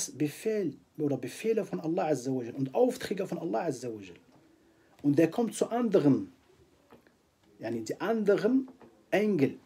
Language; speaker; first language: German; non-native, fluent; Arabic